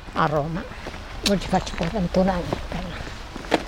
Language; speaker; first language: Italian; non-native, fluent; Tigrinya